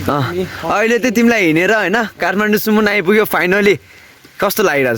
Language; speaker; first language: Nepali; native; Nepali